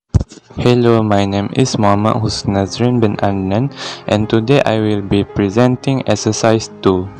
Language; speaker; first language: English; non-native, learner; Malay